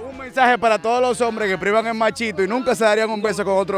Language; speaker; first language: Spanish; native; Spanish